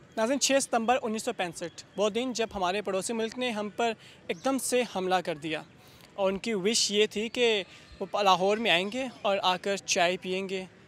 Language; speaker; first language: Urdu; native; Urdu